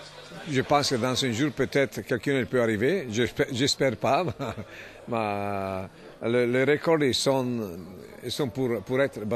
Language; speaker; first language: French; non-native, fluent; Italian